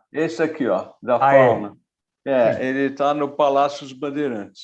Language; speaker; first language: Portuguese; native; Portuguese